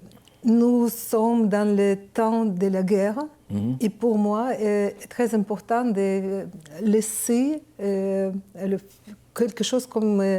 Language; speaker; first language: French; non-native, learner; Ukrainian